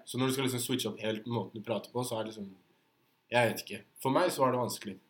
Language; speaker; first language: Norwegian; native; Norwegian